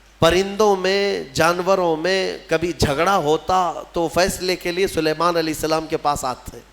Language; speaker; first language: Urdu; native; Urdu